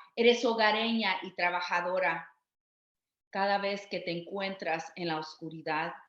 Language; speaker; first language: Spanish; early bilingual, other home language; English